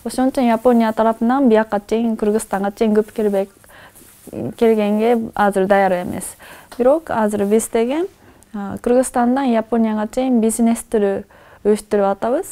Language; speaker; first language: Kyrgyz; non-native, fluent; Japanese